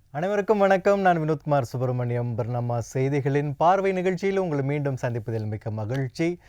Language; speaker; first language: Tamil; native; Tamil